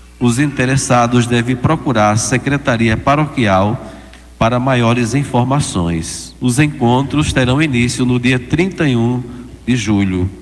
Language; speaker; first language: Portuguese; native; Portuguese